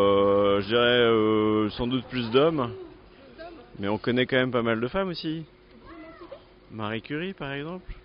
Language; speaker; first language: French; native; French